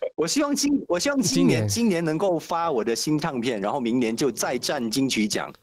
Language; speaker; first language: Chinese; non-native, fluent; Indonesian